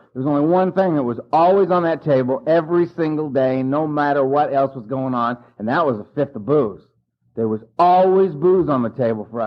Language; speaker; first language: English; native; English